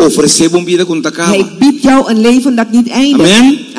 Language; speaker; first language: Dutch; non-native, fluent; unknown